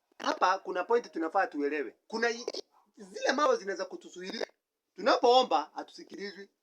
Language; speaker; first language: Swahili; non-native, local second language; Kikuyu